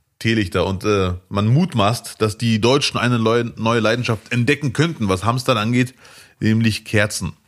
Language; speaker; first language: German; early bilingual, other home language; Arabic